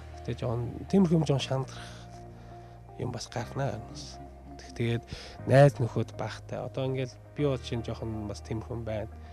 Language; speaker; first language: Mongolian; early bilingual, heritage; Mongolian